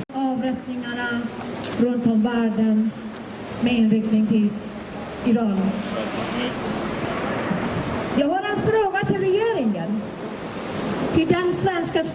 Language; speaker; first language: Swedish; non-native, fluent; Persian